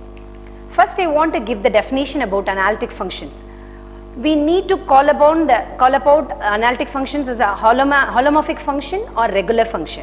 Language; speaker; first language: English; non-native, local second language; Tamil